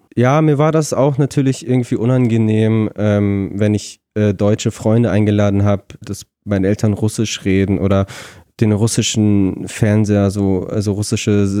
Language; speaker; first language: German; early bilingual, other home language; Russian